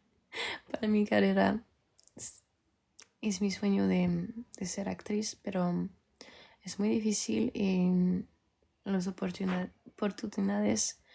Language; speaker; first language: Spanish; early bilingual, heritage; French